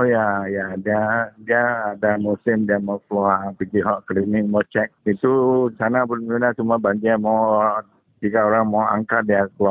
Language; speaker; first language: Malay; non-native, local second language; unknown